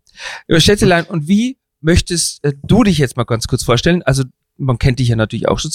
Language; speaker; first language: German; native; German